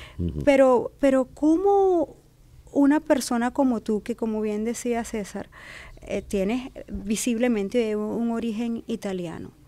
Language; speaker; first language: Spanish; native; Spanish